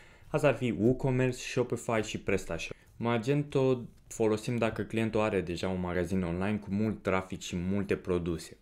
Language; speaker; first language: Romanian; native; Romanian